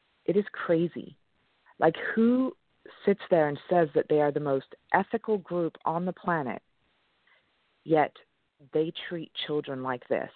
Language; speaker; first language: English; non-native, local second language; French